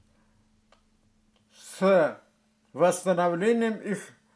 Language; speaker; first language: Russian; non-native, local second language; Karachay-Balkar